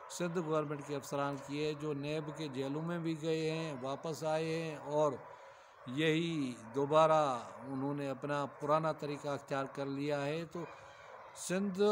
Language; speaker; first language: Urdu; native; Urdu